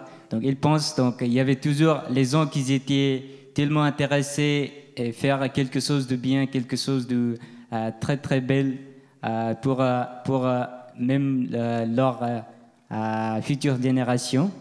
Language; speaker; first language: French; non-native, fluent; Nepali